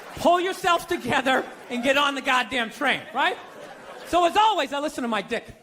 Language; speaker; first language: English; native; English